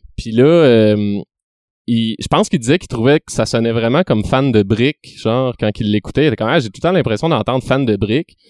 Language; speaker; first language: French; native; French